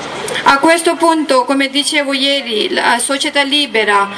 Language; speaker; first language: Italian; non-native, learner; Tibetan